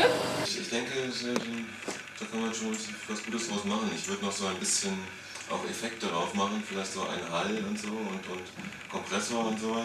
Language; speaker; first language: German; native; German